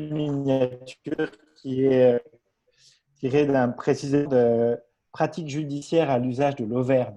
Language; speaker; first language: French; native; French